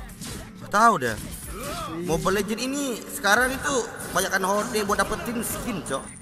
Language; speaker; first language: Indonesian; native; Indonesian